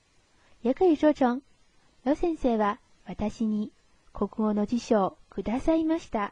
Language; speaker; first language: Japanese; non-native, fluent; Chinese